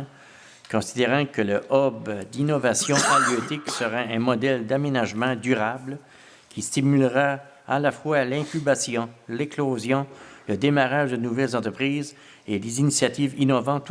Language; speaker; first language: French; native; French